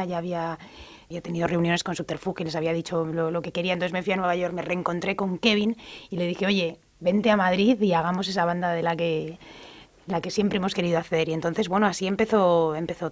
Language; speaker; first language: Spanish; native; Spanish